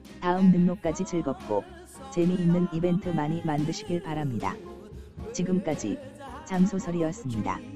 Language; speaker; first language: Korean; native; Korean